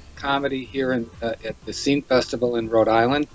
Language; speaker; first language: English; native; English